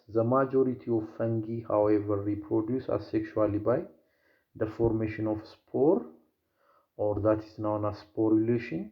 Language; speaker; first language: English; non-native, local second language; Amharic